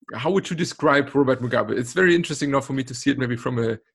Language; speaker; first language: English; non-native, fluent; German